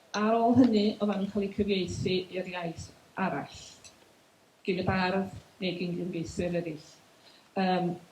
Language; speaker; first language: Welsh; native; Welsh